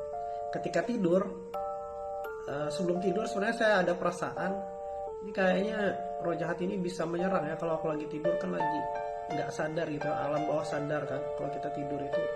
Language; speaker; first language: Indonesian; native; Indonesian